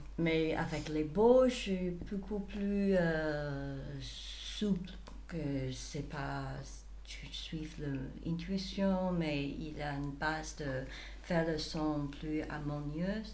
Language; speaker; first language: French; non-native, fluent; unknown